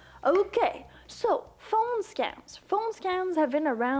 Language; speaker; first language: English; non-native, fluent; French